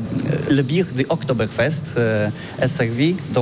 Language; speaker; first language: French; non-native, learner; Polish